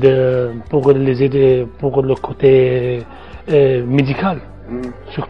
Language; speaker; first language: French; non-native, learner; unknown